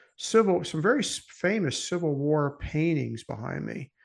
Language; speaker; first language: English; early bilingual, other home language; French